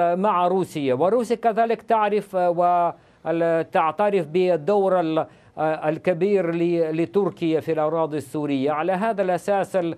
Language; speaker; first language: Arabic; non-native, fluent; Russian